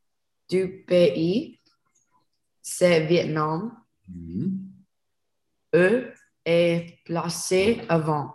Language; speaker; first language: French; non-native, learner; Spanish